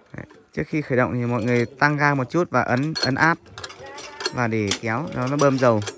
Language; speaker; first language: Vietnamese; non-native, local second language; Tày